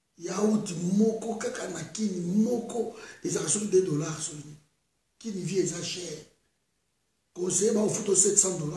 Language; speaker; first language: Lingala; native; Lingala